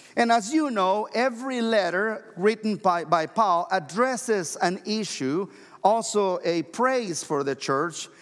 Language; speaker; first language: English; non-native, fluent; Spanish